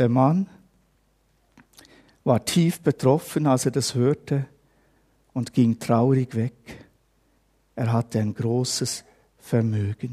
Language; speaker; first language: German; native; German